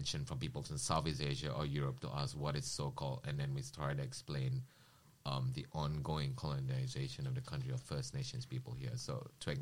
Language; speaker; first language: English; non-native, local second language; Malay